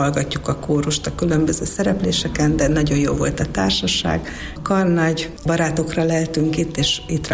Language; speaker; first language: Hungarian; native; Hungarian